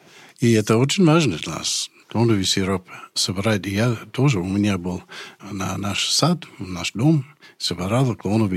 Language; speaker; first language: Russian; non-native, learner; English